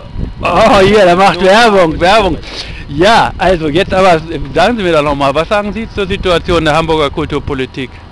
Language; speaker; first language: German; native; German